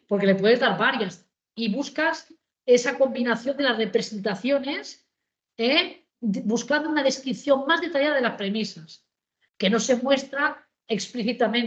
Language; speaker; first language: Spanish; native; Spanish